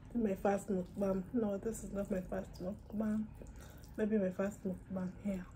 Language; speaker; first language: English; non-native, local second language; Gusii